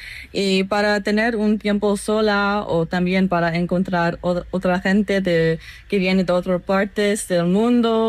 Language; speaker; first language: Spanish; non-native, learner; English